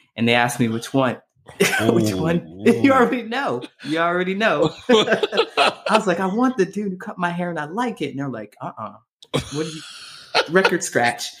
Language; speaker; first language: English; native; English